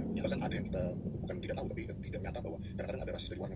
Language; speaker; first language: Indonesian; native; Indonesian